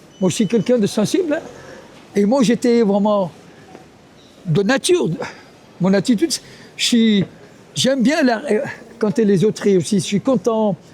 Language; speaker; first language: French; non-native, fluent; Punjabi